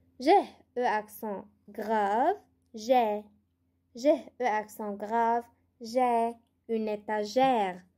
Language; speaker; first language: French; non-native, local second language; Arabic